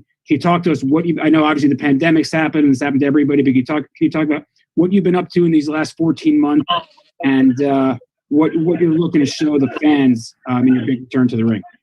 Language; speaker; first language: English; native; English